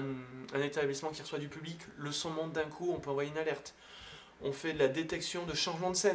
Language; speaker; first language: French; native; French